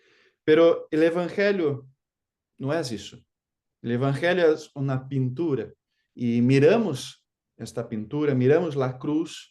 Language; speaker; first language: Spanish; non-native, fluent; Portuguese